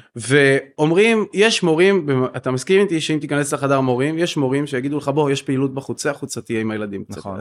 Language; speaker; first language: Hebrew; native; Hebrew